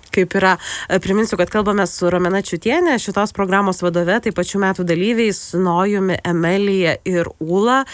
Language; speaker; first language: Lithuanian; native; Lithuanian